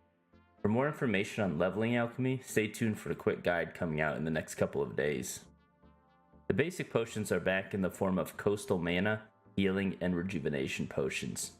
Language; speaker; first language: English; native; English